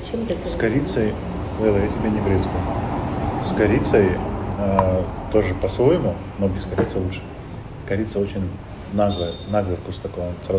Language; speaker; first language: Russian; native; Russian